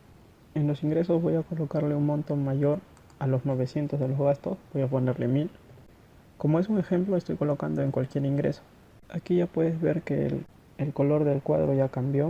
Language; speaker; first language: Spanish; native; Spanish